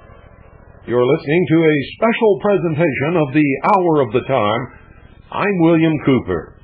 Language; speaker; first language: English; native; English